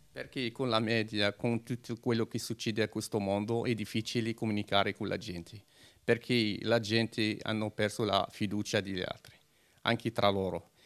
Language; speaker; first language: Italian; non-native, learner; Arabic